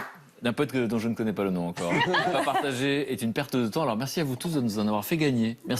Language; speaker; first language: French; native; French